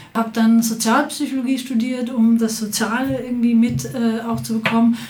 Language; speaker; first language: German; non-native, fluent; Danish